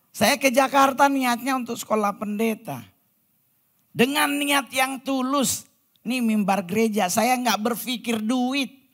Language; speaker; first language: Indonesian; native; Indonesian